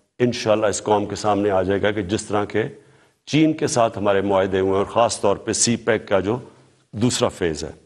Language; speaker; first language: Urdu; native; Urdu